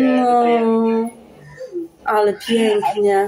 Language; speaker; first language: Polish; native; Polish